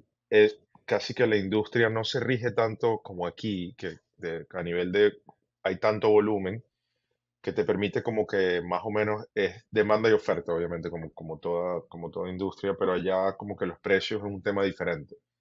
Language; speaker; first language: Spanish; native; Spanish